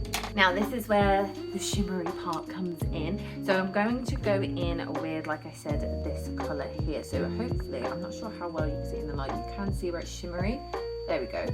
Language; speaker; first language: English; native; English